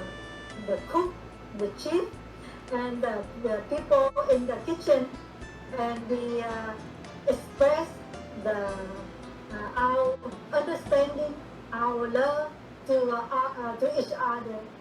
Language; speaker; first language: English; non-native, learner; Vietnamese